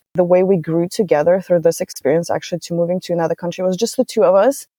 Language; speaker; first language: English; non-native, fluent; Russian